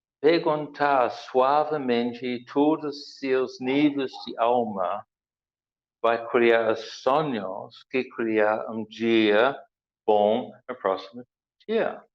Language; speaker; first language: Portuguese; non-native, learner; English